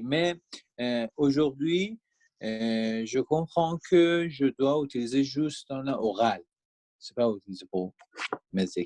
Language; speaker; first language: French; non-native, learner; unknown